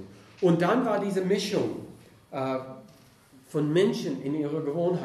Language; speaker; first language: German; non-native, fluent; English